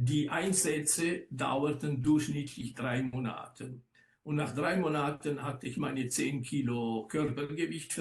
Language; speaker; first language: German; non-native, local second language; Italian